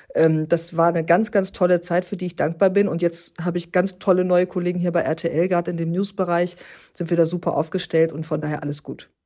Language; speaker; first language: German; early bilingual, other home language; Turkish